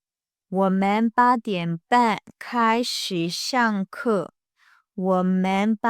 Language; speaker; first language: Chinese; non-native, fluent; Burmese